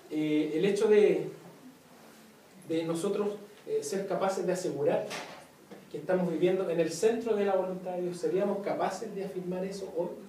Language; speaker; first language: Spanish; native; Spanish